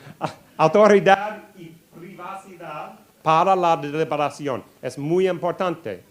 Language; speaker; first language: Spanish; non-native, learner; English